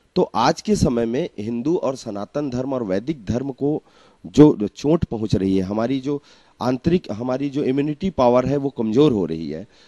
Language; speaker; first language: Hindi; native; Hindi